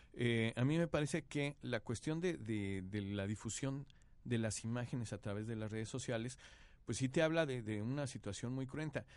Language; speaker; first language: Spanish; native; Spanish